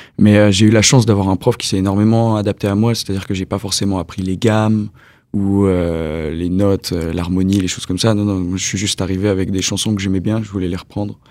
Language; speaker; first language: French; native; French